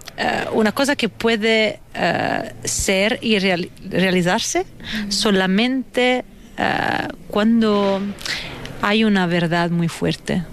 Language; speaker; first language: Spanish; non-native, fluent; Italian